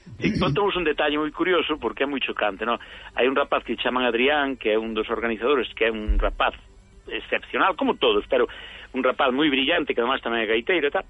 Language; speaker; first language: Galician; native; Galician